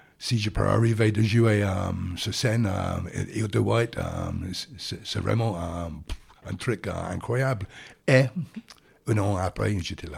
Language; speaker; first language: French; non-native, fluent; English